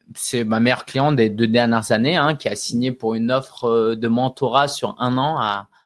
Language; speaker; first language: French; native; French